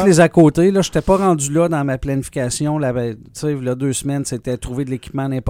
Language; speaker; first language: French; native; French